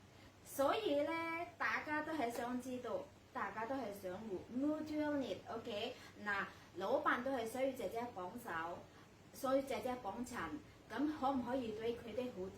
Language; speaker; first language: Cantonese; non-native, fluent; Indonesian